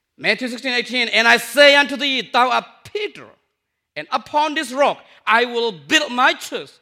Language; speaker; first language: English; non-native, fluent; Burmese